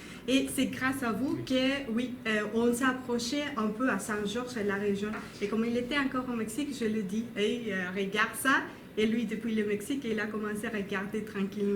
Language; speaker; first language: French; non-native, learner; Spanish